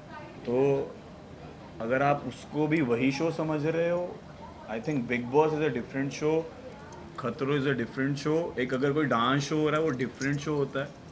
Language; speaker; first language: Hindi; native; Hindi